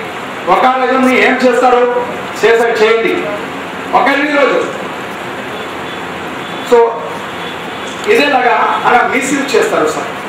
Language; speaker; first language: Telugu; non-native, local second language; Hindi